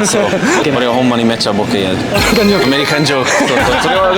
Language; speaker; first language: Japanese; non-native, learner; English